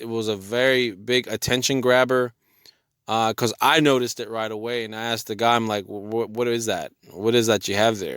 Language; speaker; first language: English; native; English